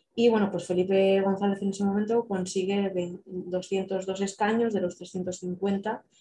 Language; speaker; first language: Spanish; native; Spanish